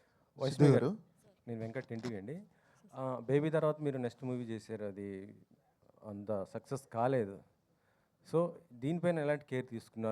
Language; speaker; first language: Telugu; native; Telugu